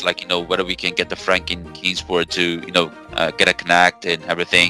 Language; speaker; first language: English; non-native, fluent; Chinese